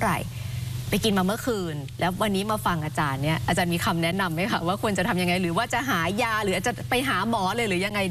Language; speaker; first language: Thai; native; Thai